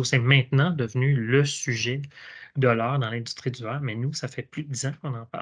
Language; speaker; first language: French; native; French